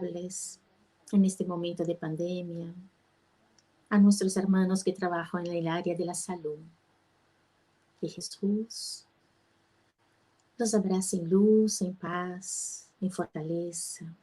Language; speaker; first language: Spanish; non-native, fluent; Portuguese